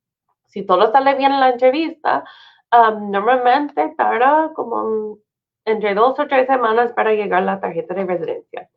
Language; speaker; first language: Spanish; non-native, fluent; English